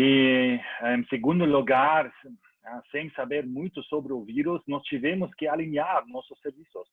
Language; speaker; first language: Portuguese; non-native, learner; German